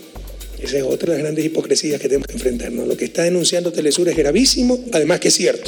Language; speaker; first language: Spanish; native; Spanish